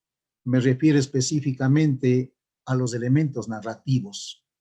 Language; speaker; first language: Spanish; native; Spanish